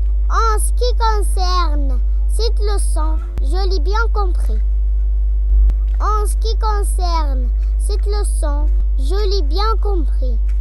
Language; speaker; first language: French; non-native, local second language; Arabic